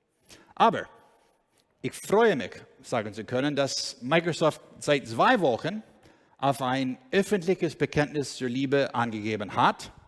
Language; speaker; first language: German; non-native, learner; English